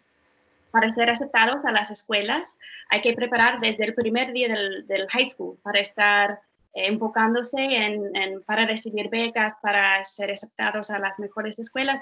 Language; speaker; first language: Spanish; non-native, fluent; English